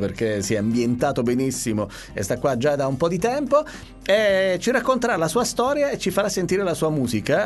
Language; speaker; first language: Italian; native; Italian